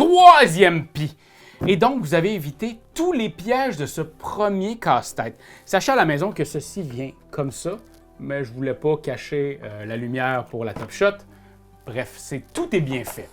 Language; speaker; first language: French; native; French